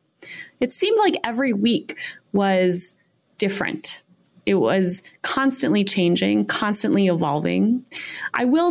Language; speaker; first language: English; native; English